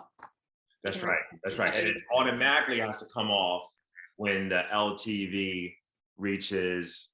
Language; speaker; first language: English; native; English